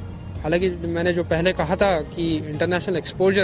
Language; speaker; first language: Hindi; native; Hindi